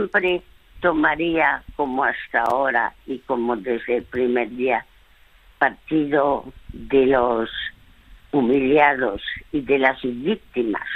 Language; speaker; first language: Spanish; early bilingual, other home language; French